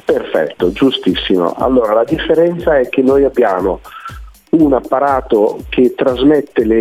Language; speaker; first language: Italian; native; Italian